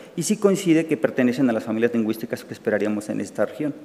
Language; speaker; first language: Spanish; native; Spanish